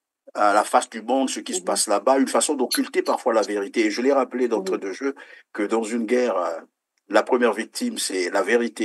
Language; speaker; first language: French; native; French